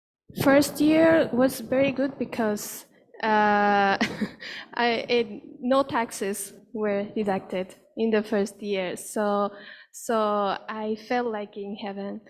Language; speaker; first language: English; non-native, fluent; Spanish